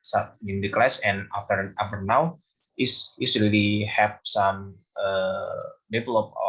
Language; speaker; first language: English; non-native, learner; Indonesian